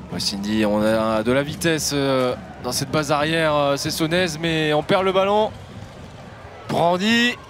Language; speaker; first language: French; native; French